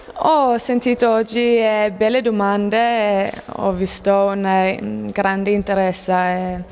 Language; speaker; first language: Italian; non-native, fluent; Swedish